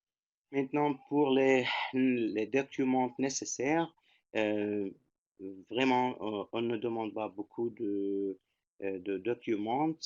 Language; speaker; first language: French; non-native, fluent; Turkish